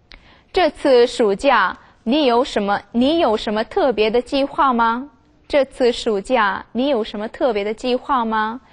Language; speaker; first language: Chinese; non-native, fluent; Korean